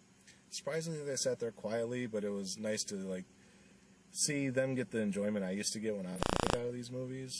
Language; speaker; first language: English; native; English